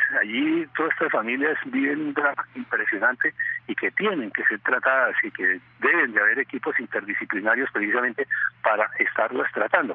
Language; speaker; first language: Spanish; native; Spanish